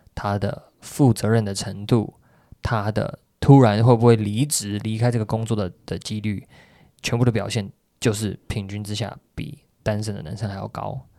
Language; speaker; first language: Chinese; native; Chinese